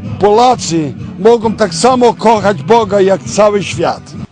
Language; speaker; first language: Polish; early bilingual, heritage; Polish